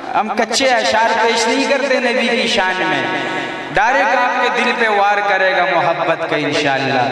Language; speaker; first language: Urdu; non-native, local second language; Pashto